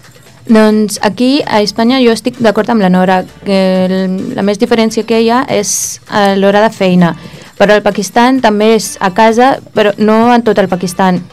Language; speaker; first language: Catalan; early bilingual, other home language; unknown